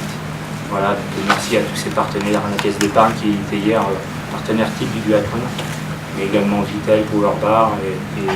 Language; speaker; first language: French; native; French